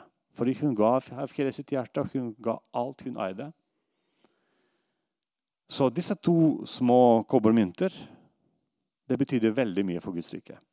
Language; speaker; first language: Norwegian; non-native, fluent; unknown